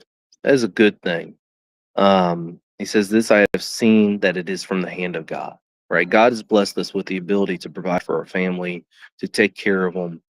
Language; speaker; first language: English; native; English